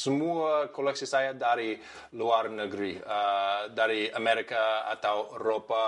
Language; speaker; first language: Indonesian; non-native, learner; English